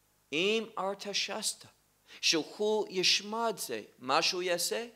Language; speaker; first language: Hebrew; non-native, fluent; English